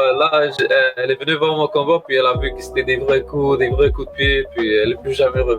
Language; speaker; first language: French; native; French